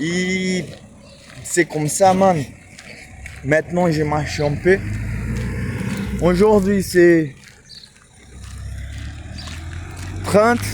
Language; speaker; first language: French; non-native, learner; Portuguese